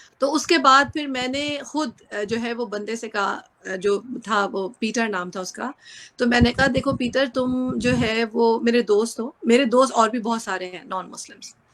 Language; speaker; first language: Urdu; native; Urdu